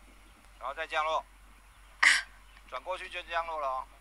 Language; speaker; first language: Chinese; native; Chinese